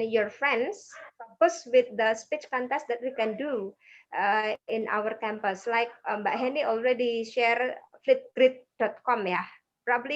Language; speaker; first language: English; non-native, learner; Indonesian